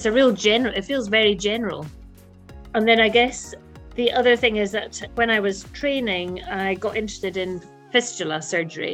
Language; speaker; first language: English; native; English